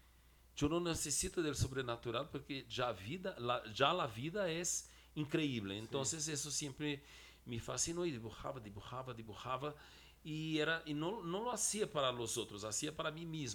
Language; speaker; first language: Spanish; non-native, fluent; Portuguese